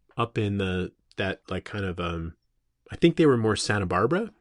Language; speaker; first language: English; native; English